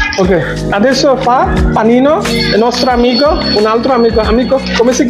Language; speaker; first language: Italian; non-native, learner; Bangla